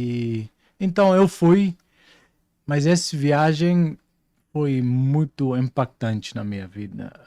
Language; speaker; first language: Portuguese; non-native, fluent; Dutch